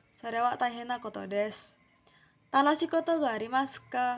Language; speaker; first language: Japanese; non-native, learner; Indonesian